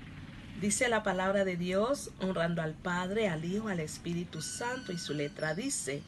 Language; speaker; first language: Spanish; non-native, local second language; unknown